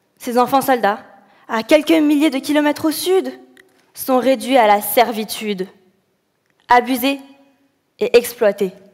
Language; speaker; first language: French; early bilingual, other home language; Arabic